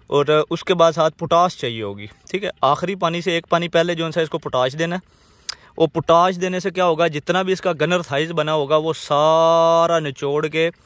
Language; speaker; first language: Urdu; non-native, local second language; Punjabi